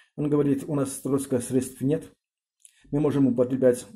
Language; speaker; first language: Russian; non-native, local second language; Armenian